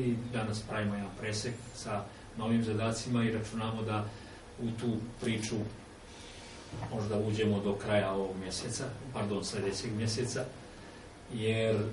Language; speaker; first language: Serbian; native; Serbian